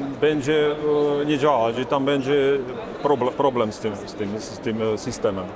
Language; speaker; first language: Polish; non-native, learner; Slovak